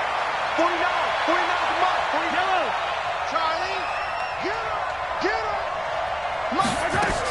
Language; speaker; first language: English; native; English